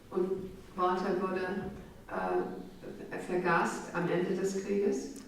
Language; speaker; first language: German; non-native, fluent; English